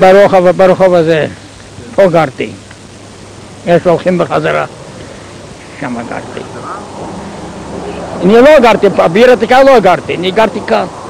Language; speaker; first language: Hebrew; non-native, fluent; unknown